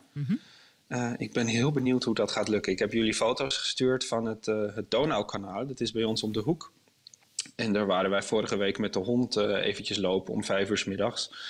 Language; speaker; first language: Dutch; native; Dutch